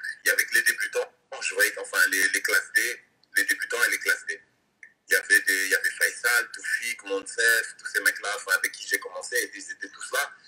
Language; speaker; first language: French; native; French